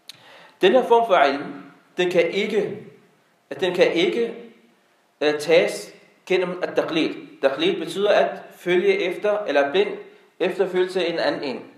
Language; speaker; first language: Danish; non-native, local second language; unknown